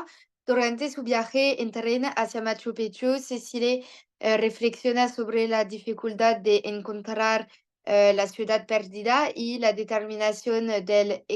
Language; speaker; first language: Spanish; non-native, learner; French